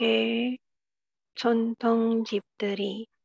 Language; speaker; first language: Korean; non-native, learner; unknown